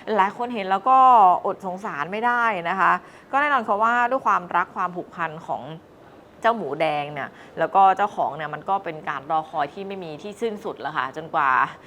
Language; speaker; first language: Thai; native; Thai